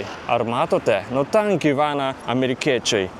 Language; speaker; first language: Lithuanian; non-native, fluent; Japanese